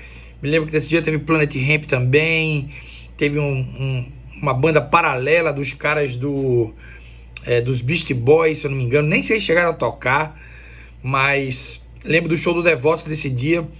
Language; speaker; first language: Portuguese; native; Portuguese